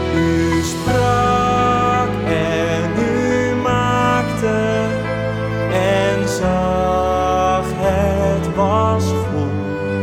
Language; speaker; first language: Dutch; native; Dutch